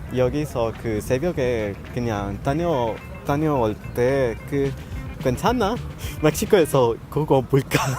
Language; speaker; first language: Korean; non-native, learner; Spanish